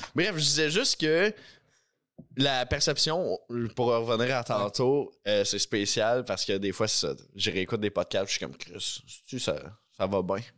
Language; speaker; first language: French; native; French